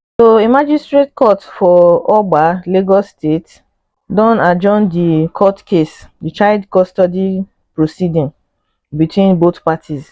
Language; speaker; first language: Nigerian Pidgin; native; Nigerian Pidgin